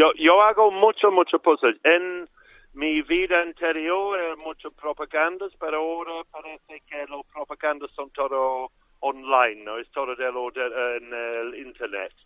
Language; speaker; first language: Spanish; non-native, fluent; English